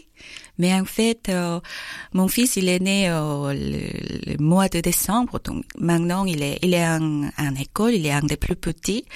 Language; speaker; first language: French; non-native, learner; Korean